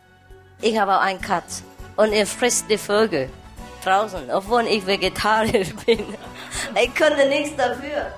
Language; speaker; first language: German; non-native, fluent; Vietnamese